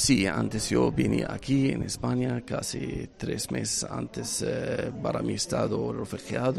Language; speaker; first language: Spanish; non-native, learner; Arabic